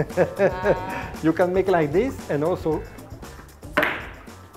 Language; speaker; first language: English; non-native, learner; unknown